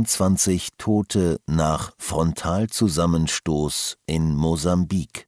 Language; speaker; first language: German; native; German